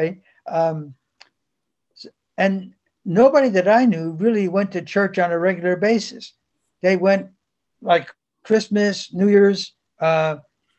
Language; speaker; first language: English; early bilingual, other home language; Spanish